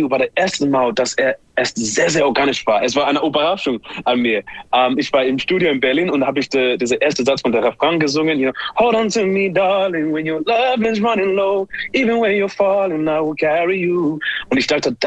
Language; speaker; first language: German; non-native, fluent; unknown